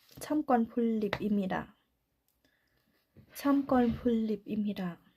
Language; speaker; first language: Korean; non-native, learner; Thai